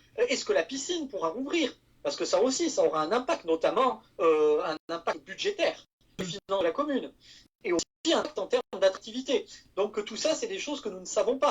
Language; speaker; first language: French; native; French